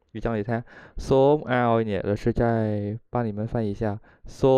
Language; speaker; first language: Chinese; non-native, fluent; Khmer